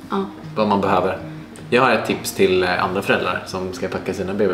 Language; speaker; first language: Swedish; native; Swedish